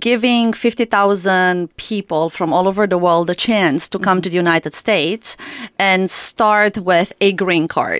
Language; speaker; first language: English; non-native, fluent; Romanian